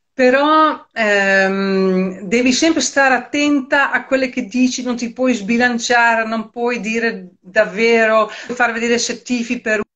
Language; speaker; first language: Italian; non-native, fluent; Dutch